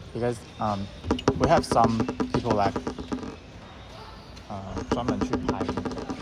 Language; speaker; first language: English; non-native, learner; Chinese